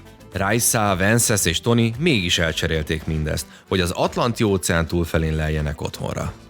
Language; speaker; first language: Hungarian; native; Hungarian